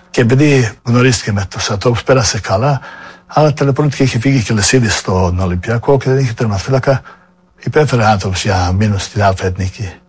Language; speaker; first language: Greek; non-native, fluent; Serbian